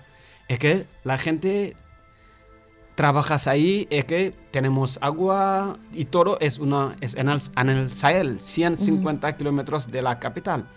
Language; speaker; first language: Spanish; non-native, learner; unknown